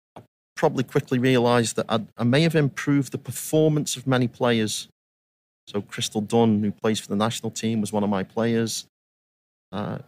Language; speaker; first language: English; native; English